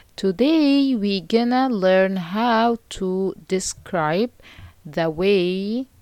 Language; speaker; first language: English; non-native, fluent; Arabic